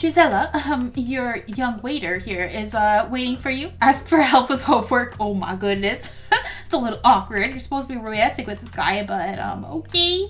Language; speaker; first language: English; native; English